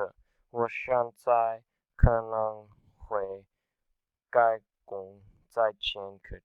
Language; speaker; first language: Chinese; non-native, learner; English